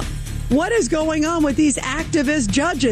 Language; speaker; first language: English; native; English